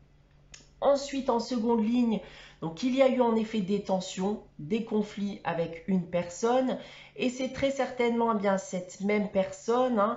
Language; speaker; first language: French; native; French